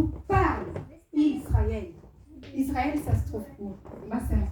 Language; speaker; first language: French; non-native, local second language; Lingala